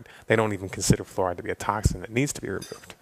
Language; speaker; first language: English; native; English